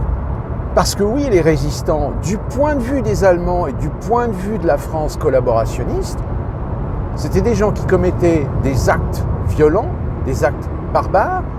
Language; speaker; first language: French; native; French